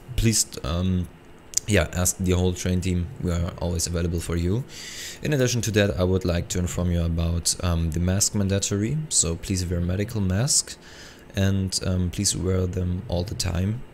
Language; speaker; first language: English; non-native, fluent; German